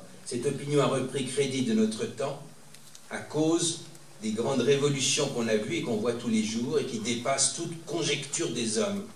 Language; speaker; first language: French; native; French